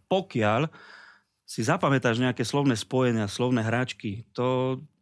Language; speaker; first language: Slovak; native; Slovak